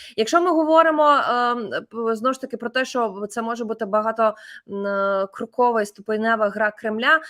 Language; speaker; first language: Ukrainian; native; Ukrainian